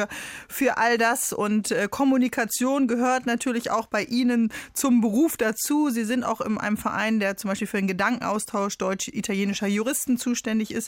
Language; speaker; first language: German; native; German